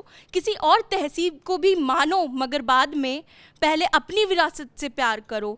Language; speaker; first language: Hindi; native; Hindi